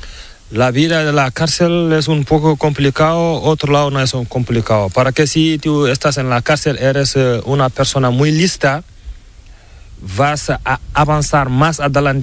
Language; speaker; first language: Spanish; non-native, learner; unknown